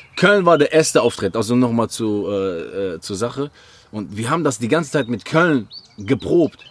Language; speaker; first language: German; non-native, fluent; Arabic